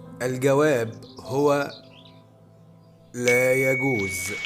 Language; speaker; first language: Arabic; native; Arabic